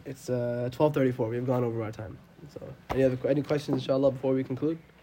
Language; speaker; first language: English; native; English